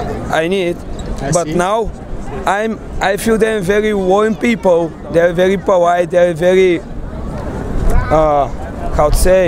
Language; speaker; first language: English; non-native, learner; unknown